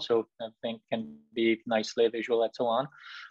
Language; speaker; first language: English; non-native, fluent; Czech